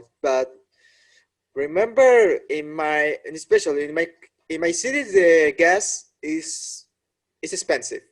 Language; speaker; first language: English; non-native, learner; Spanish